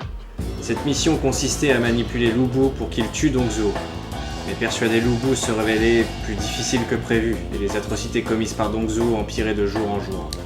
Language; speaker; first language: French; native; French